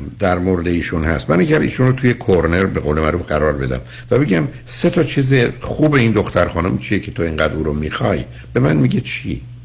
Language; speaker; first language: Persian; native; Persian